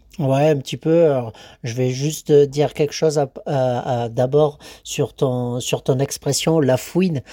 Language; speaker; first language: French; native; French